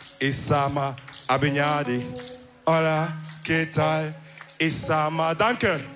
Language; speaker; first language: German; early bilingual, other home language; Wolof